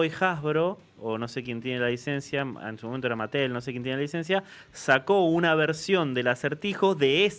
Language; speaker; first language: Spanish; native; Spanish